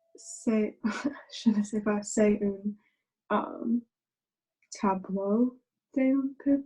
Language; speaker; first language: French; non-native, learner; English